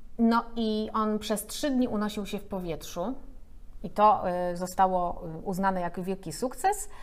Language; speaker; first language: Polish; native; Polish